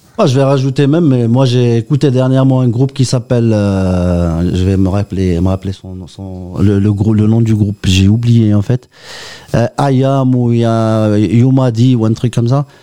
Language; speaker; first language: French; non-native, local second language; Kabyle